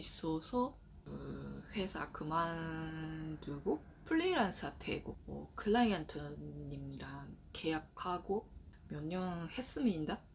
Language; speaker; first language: Korean; non-native, learner; Japanese